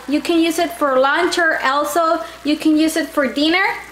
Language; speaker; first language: English; non-native, fluent; Spanish